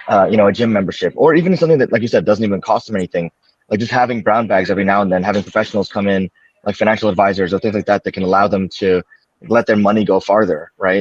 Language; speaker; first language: English; native; English